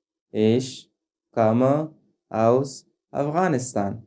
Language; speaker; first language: German; non-native, fluent; Pashto